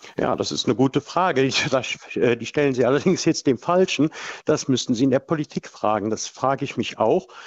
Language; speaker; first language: German; native; German